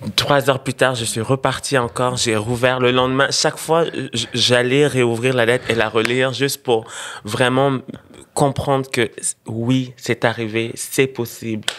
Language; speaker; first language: French; non-native, local second language; Rundi